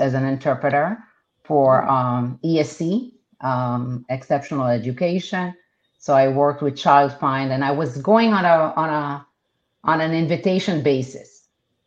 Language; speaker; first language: English; non-native, fluent; Hebrew